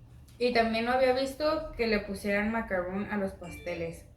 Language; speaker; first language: Spanish; native; Spanish